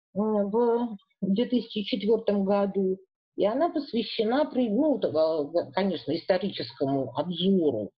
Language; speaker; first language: Russian; native; Russian